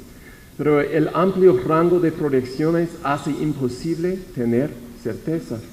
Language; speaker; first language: Spanish; non-native, fluent; English